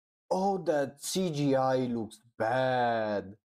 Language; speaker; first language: English; non-native, fluent; Romanian